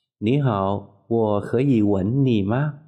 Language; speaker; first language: Chinese; non-native, learner; Vietnamese